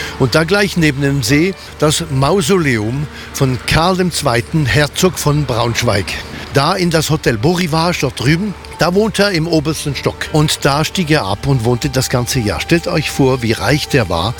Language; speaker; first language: German; non-native, local second language; French